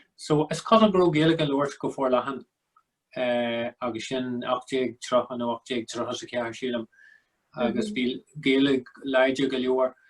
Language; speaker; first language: Irish; non-native, local second language; English